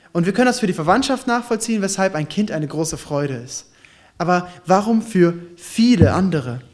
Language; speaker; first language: German; native; German